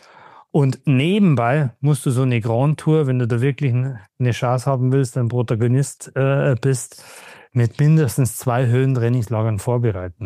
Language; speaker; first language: German; native; German